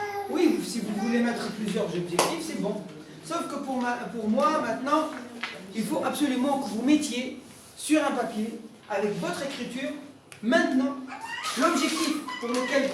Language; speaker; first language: French; non-native, local second language; Arabic